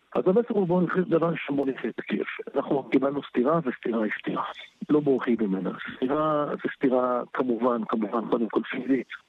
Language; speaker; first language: Hebrew; native; Hebrew